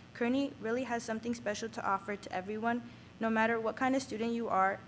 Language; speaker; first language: English; non-native, fluent; Spanish